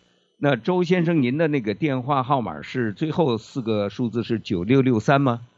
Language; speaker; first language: Chinese; native; Chinese